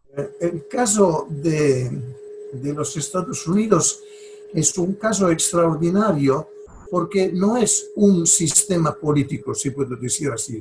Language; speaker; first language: Spanish; non-native, fluent; Italian